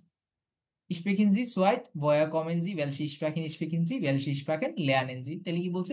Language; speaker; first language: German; non-native, fluent; Bangla